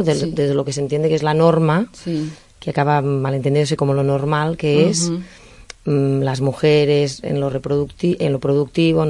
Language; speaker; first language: Spanish; native; Spanish